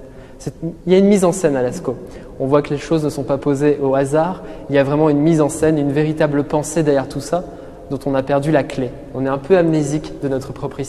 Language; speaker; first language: French; native; French